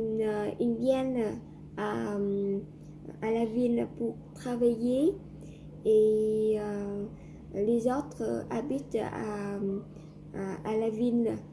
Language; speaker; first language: French; non-native, learner; Vietnamese